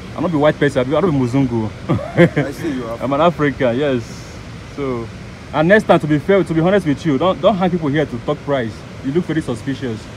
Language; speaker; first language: English; non-native, local second language; Igbo